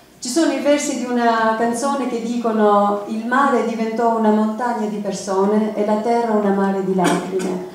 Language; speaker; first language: Italian; non-native, fluent; Albanian